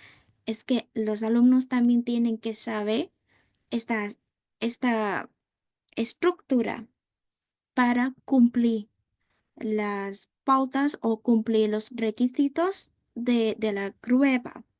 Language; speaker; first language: Spanish; non-native, fluent; Vietnamese